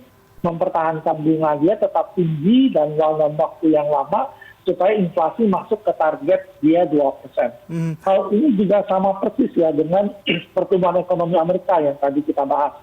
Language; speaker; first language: Indonesian; native; Indonesian